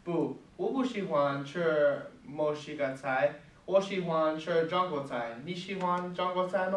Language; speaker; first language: Chinese; non-native, learner; English